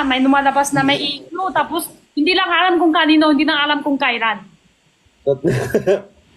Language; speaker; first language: Filipino; non-native, learner; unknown